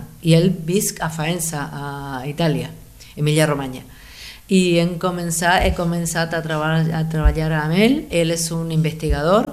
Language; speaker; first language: Catalan; non-native, fluent; Spanish